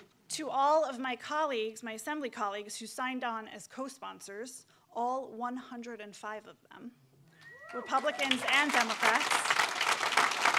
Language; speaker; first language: English; native; English